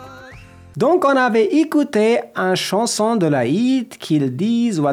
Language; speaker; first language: French; non-native, learner; Persian